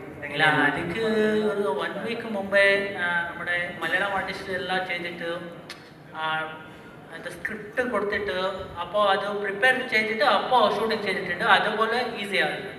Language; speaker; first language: Malayalam; non-native, learner; Kannada